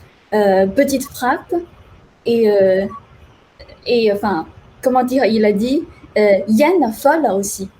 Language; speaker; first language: French; non-native, fluent; Chinese